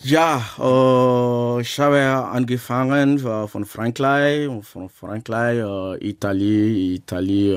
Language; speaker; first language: German; non-native, learner; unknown